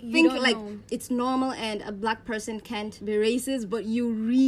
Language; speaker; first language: English; non-native, local second language; Hausa